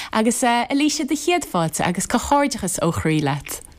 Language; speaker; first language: Irish; native; Irish